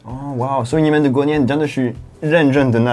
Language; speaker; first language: Chinese; non-native, fluent; French